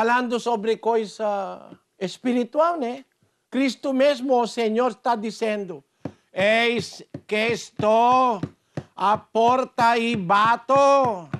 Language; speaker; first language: Portuguese; non-native, fluent; Filipino